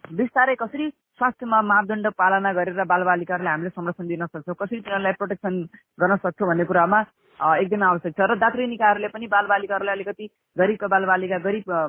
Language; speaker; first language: Nepali; non-native, local second language; Awadhi